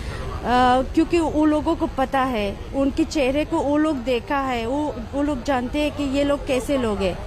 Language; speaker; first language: Hindi; non-native, fluent; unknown